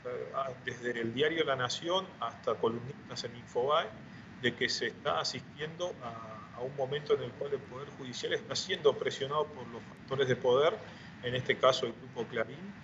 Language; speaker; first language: Spanish; native; Spanish